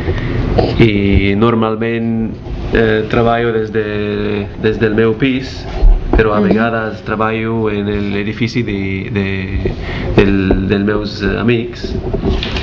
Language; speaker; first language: Catalan; non-native, learner; Arabic